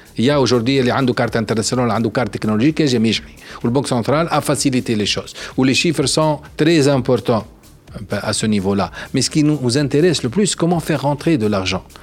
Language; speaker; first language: French; non-native, local second language; Arabic